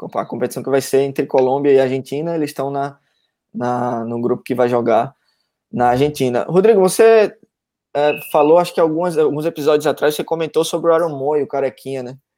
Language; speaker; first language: Portuguese; native; Portuguese